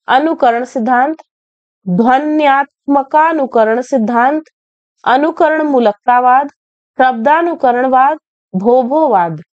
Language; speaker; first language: Hindi; native; Hindi